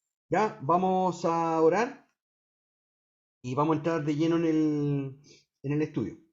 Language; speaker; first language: Spanish; native; Spanish